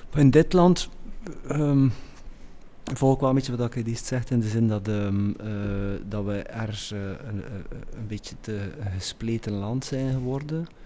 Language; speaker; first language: Dutch; native; Dutch